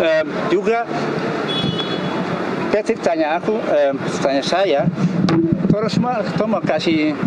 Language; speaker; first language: Indonesian; early bilingual, heritage; Indonesian